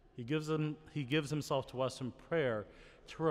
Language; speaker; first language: English; native; English